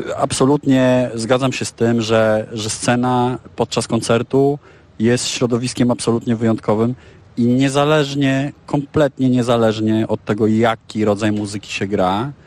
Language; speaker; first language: Polish; native; Polish